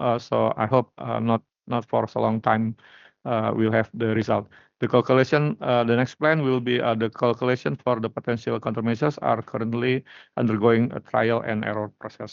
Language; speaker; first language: English; non-native, learner; Indonesian